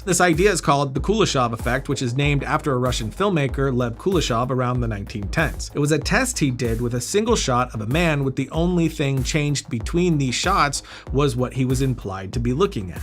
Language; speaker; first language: English; native; English